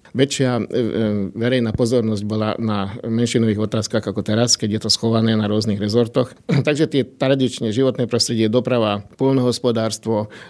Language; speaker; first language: Slovak; non-native, local second language; Hungarian